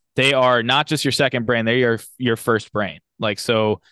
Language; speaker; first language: English; native; English